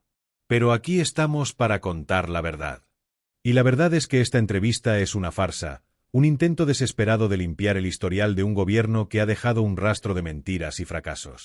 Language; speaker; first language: Spanish; native; Spanish